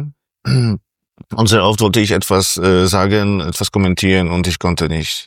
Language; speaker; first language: German; non-native, fluent; Polish